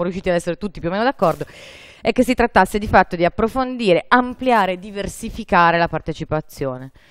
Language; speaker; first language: Italian; native; Italian